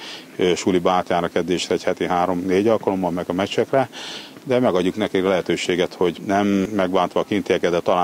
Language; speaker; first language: Hungarian; native; Hungarian